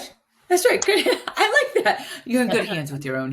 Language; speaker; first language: English; native; English